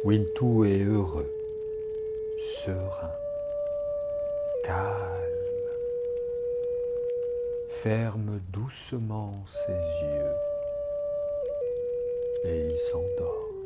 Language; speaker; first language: French; native; French